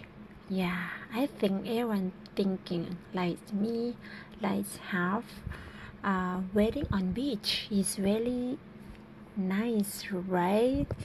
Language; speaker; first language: English; non-native, learner; Thai